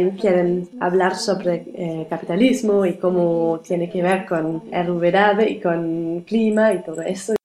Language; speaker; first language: Spanish; non-native, learner; German